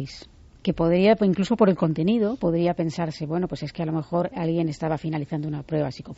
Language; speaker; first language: Spanish; native; Spanish